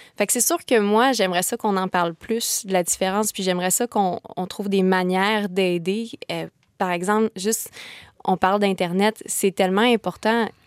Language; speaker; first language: French; native; French